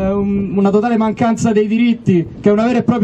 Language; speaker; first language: Italian; native; Italian